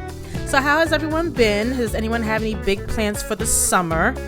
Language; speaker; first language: English; native; English